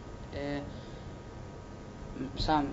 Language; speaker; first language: French; non-native, learner; Russian